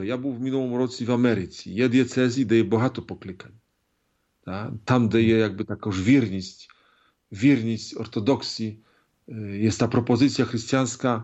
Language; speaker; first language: Polish; non-native, learner; Ukrainian